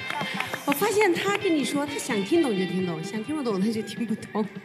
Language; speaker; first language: Chinese; native; Chinese